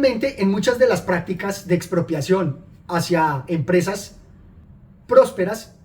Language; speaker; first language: Spanish; native; Spanish